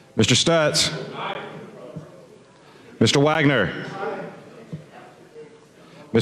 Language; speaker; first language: English; native; English